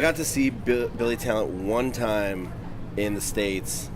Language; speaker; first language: English; native; English